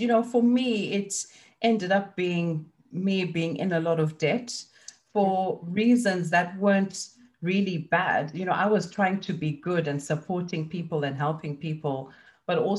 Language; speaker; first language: English; non-native, local second language; Shona